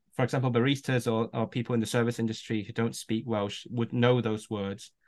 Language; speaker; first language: English; non-native, local second language; Cantonese